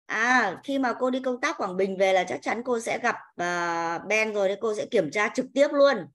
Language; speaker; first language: Vietnamese; native; Vietnamese